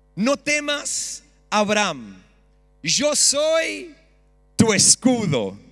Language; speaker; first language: Spanish; early bilingual, other home language; English